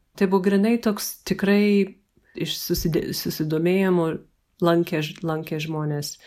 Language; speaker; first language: Lithuanian; early bilingual, heritage; English